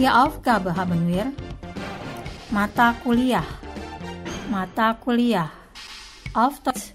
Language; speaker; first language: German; non-native, fluent; Indonesian